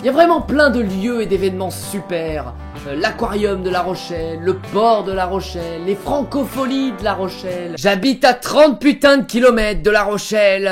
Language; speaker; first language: French; native; French